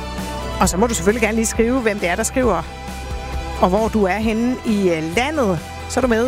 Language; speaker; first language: Danish; native; Danish